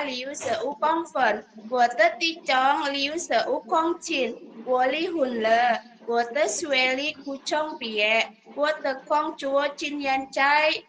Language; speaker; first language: Chinese; non-native, learner; Indonesian